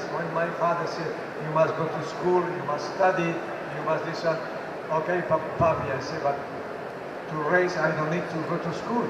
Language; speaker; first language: English; non-native, learner; Italian